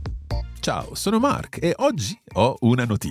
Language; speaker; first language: Italian; non-native, fluent; English